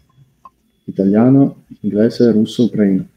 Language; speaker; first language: Italian; early bilingual, other home language; Ukrainian